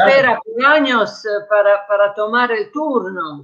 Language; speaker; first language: Spanish; non-native, fluent; Croatian